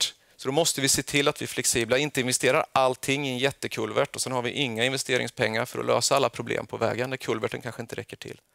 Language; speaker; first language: Swedish; native; Swedish